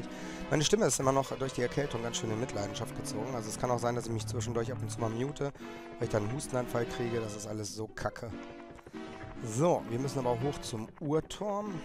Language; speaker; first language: German; native; German